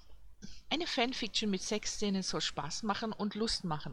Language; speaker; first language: German; native; German